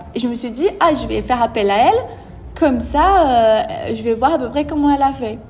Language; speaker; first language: French; early bilingual, other home language; Portuguese